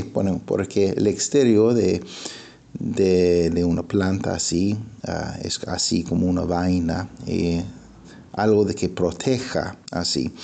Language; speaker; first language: Spanish; non-native, fluent; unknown